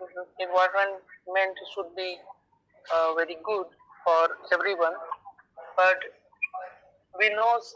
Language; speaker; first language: English; non-native, learner; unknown